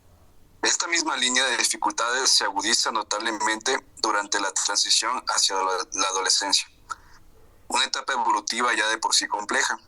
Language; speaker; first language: Spanish; native; Spanish